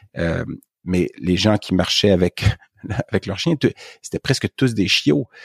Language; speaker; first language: French; native; French